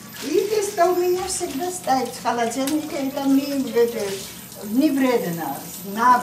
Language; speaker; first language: Russian; non-native, learner; Georgian